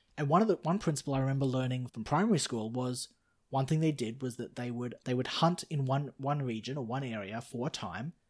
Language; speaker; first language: English; native; English